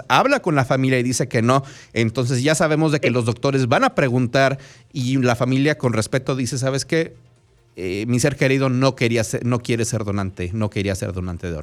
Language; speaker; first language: Spanish; native; Spanish